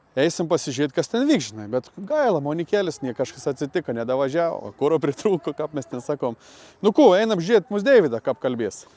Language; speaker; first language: Lithuanian; native; Lithuanian